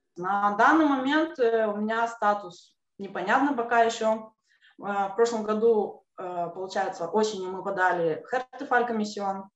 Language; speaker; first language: Russian; native; Russian